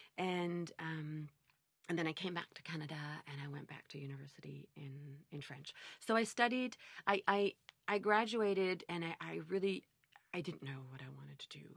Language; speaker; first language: English; native; English